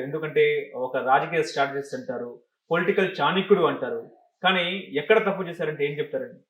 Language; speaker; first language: Telugu; native; Telugu